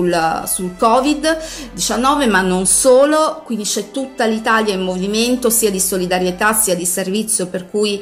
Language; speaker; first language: Italian; native; Italian